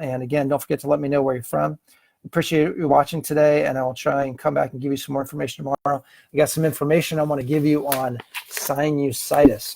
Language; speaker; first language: English; native; English